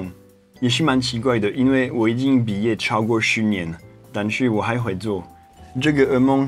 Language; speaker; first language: Chinese; non-native, fluent; French